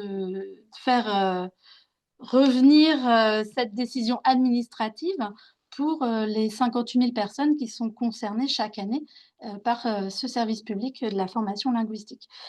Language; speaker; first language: French; native; French